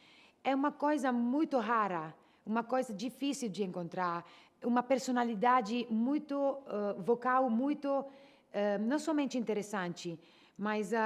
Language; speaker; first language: Portuguese; non-native, learner; Italian